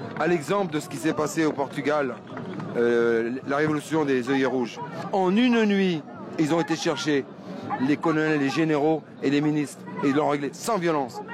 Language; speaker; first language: French; early bilingual, other home language; Arabic